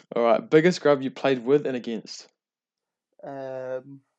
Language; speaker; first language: English; native; English